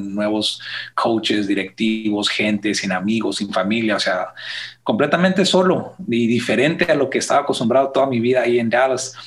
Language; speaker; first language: Spanish; early bilingual, heritage; Spanish